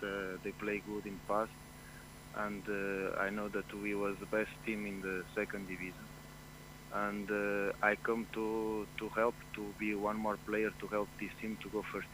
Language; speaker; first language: English; non-native, fluent; Portuguese